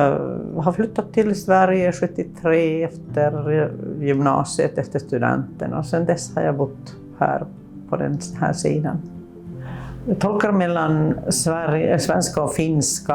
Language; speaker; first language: Swedish; non-native, local second language; Finnish